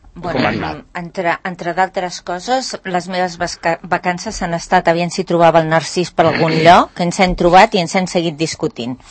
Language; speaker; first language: Catalan; native; Catalan